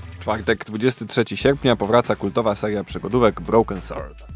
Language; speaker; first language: Polish; native; Polish